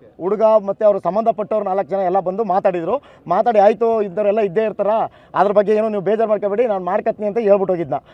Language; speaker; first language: Kannada; native; Kannada